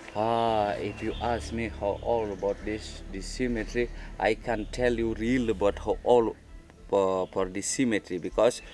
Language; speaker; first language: English; non-native, learner; Indonesian